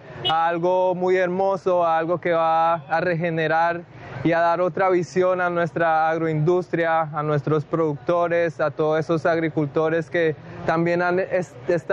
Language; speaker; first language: English; non-native, fluent; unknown